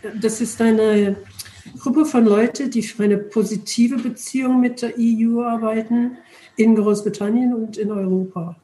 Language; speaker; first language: German; non-native, learner; English